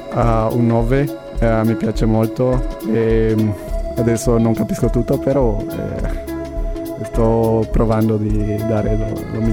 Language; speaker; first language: Italian; non-native, learner; Spanish